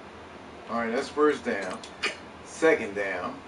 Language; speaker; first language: English; native; English